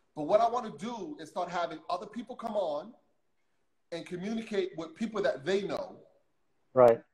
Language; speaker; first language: English; native; English